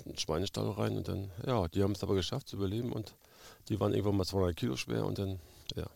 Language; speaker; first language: German; native; German